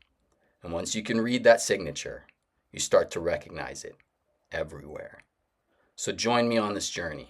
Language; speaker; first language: English; native; English